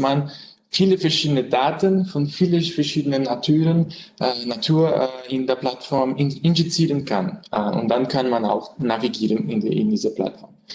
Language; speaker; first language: German; non-native, learner; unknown